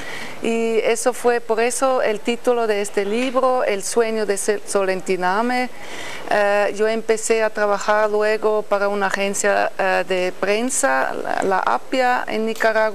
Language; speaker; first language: Spanish; non-native, fluent; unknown